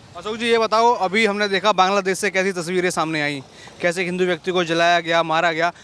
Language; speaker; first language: Hindi; native; Hindi